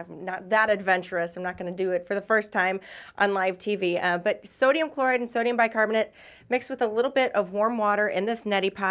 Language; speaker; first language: English; native; English